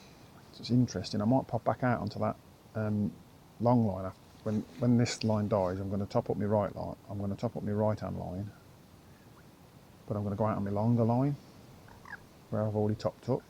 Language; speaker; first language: English; native; English